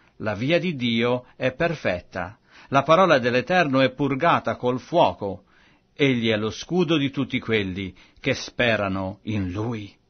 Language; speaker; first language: Italian; non-native, fluent; French